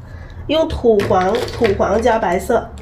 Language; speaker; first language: Chinese; native; Chinese